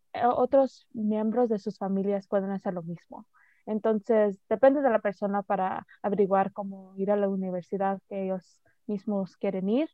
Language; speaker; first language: Spanish; early bilingual, heritage; Spanish